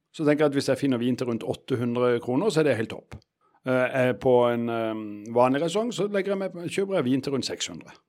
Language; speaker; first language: Norwegian; native; Norwegian